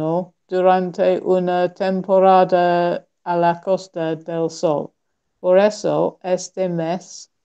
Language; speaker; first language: Spanish; non-native, learner; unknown